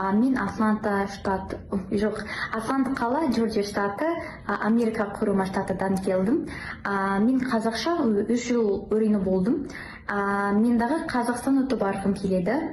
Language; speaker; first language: Kazakh; non-native, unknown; English